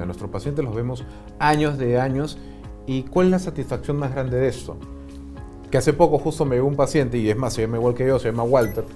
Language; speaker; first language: Spanish; native; Spanish